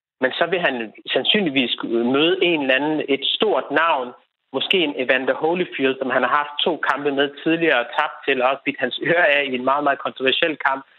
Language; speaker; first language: Danish; native; Danish